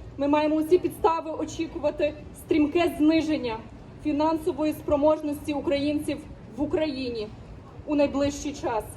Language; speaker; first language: Ukrainian; native; Ukrainian